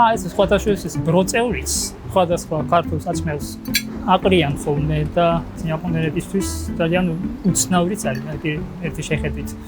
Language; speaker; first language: Georgian; non-native, fluent; Japanese